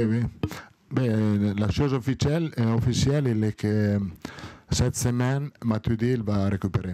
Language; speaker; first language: French; non-native, learner; Italian